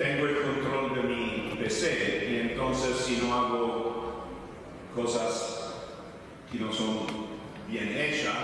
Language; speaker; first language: Spanish; non-native, fluent; Italian